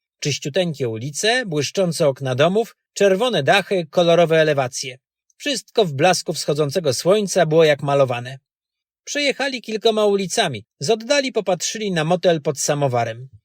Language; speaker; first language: Polish; native; Polish